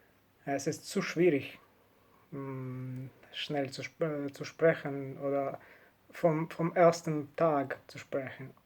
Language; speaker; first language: German; non-native, learner; Russian